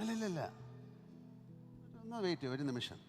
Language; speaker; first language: Malayalam; native; Malayalam